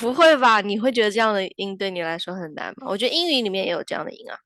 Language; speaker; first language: Chinese; native; Chinese